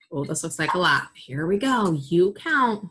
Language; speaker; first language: English; native; English